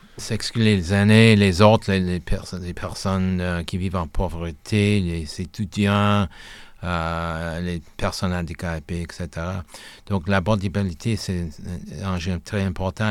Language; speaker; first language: French; non-native, local second language; English